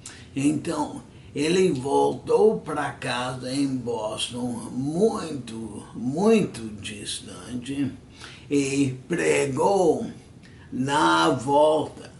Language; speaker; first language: Portuguese; non-native, fluent; English